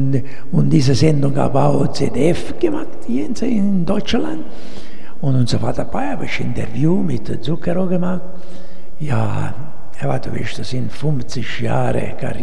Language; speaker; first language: German; non-native, learner; Italian